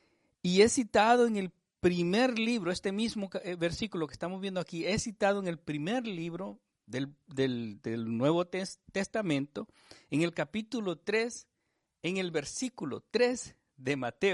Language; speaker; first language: Spanish; native; Spanish